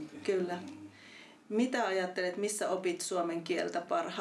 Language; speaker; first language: Finnish; native; Finnish